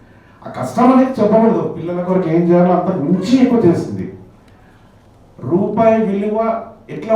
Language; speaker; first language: Telugu; native; Telugu